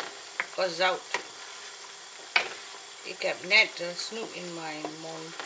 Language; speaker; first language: Dutch; non-native, learner; Malay